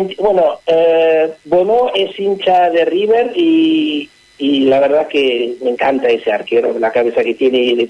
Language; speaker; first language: Spanish; non-native, fluent; Arabic